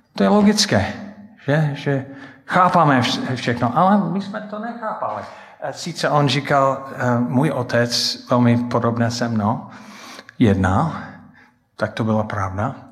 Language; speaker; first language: Czech; non-native, fluent; English